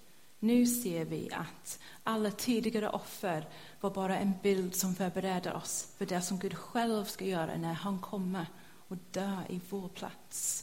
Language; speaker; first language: Swedish; non-native, fluent; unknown